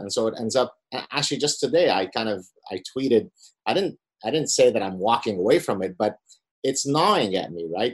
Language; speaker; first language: English; early bilingual, other home language; Arabic